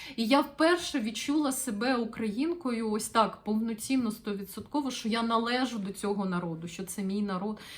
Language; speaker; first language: Ukrainian; non-native, local second language; Russian